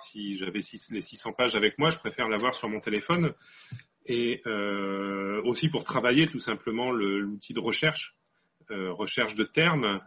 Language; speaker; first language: French; native; French